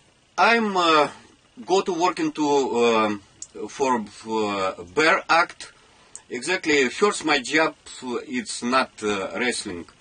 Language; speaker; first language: English; non-native, learner; Russian